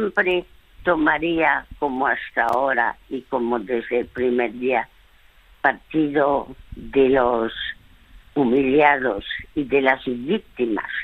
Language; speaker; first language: Spanish; early bilingual, other home language; French